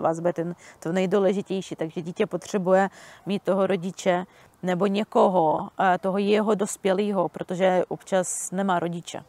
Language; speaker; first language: Czech; non-native, fluent; Russian